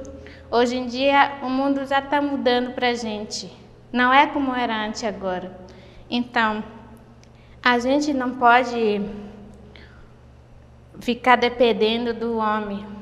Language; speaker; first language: Portuguese; non-native, local second language; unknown